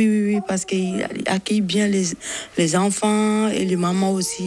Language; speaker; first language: French; non-native, learner; Bambara